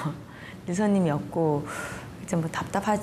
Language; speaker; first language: Korean; native; Korean